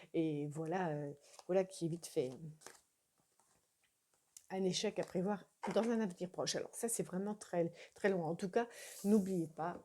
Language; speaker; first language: French; native; French